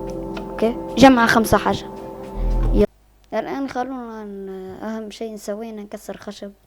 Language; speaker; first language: Arabic; native; Arabic